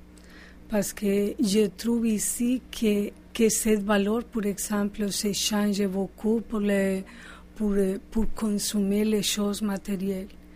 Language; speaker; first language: French; non-native, fluent; Spanish